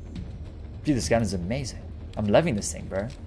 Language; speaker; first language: English; native; English